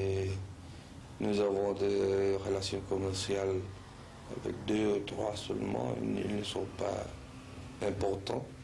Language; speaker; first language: French; non-native, fluent; Spanish